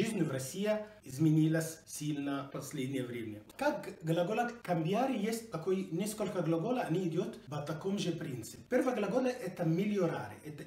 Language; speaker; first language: Russian; non-native, fluent; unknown